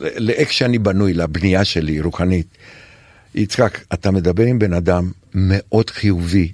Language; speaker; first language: Hebrew; non-native, fluent; Romanian